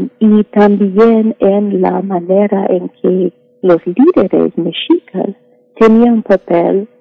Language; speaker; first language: Spanish; non-native, fluent; English